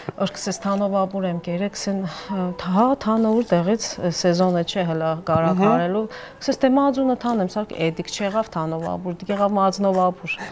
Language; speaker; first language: Armenian; native; Armenian